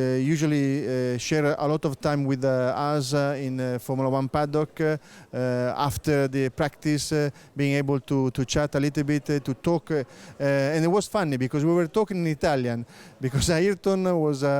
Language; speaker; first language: English; non-native, fluent; Italian